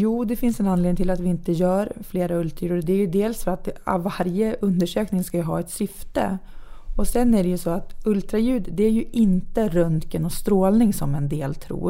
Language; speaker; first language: Swedish; native; Swedish